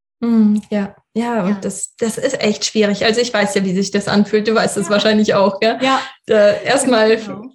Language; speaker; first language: German; early bilingual, other home language; Russian